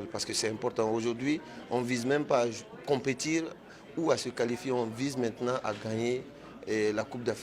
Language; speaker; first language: French; native; French